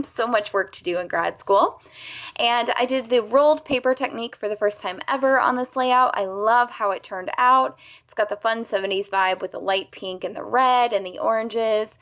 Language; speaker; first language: English; native; English